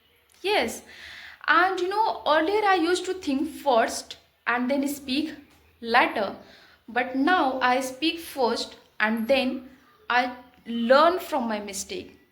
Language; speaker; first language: English; non-native, fluent; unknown